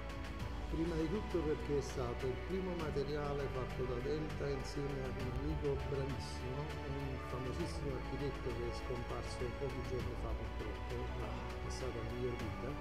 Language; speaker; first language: Italian; native; Italian